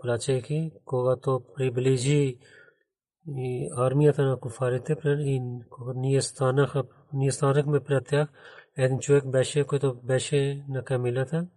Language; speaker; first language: Bulgarian; non-native, learner; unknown